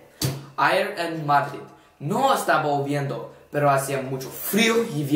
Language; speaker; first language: Spanish; non-native, learner; English